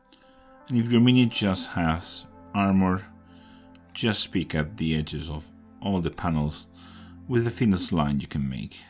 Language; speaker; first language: English; non-native, fluent; Spanish